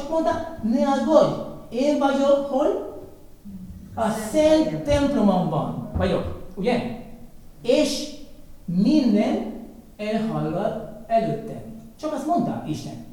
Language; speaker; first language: Hungarian; non-native, learner; Spanish